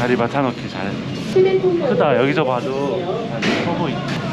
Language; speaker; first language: Korean; native; Korean